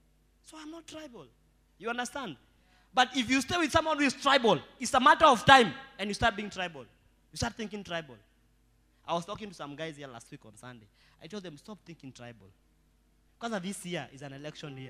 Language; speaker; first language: English; non-native, local second language; Swahili